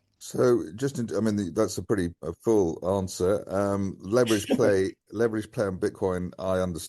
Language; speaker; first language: English; native; English